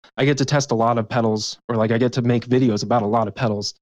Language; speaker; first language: English; native; English